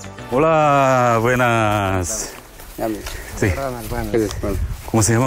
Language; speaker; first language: Spanish; non-native, learner; Korean